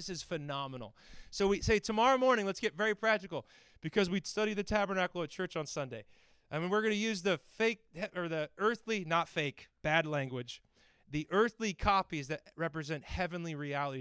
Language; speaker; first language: English; native; English